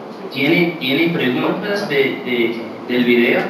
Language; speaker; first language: Spanish; early bilingual, heritage; English